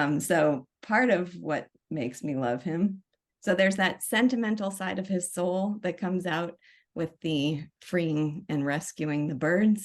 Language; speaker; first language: English; native; English